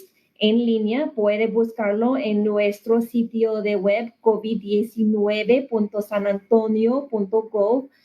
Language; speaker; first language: Spanish; non-native, learner; English